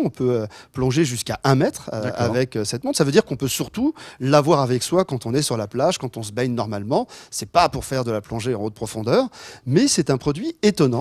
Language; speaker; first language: French; native; French